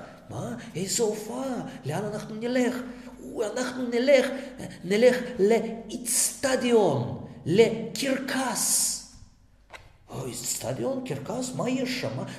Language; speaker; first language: Hebrew; non-native, fluent; Russian